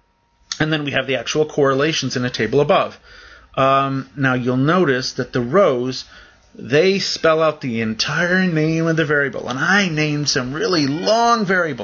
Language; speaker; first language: English; native; English